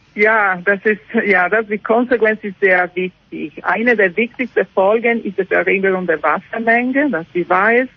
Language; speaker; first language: German; non-native, learner; Italian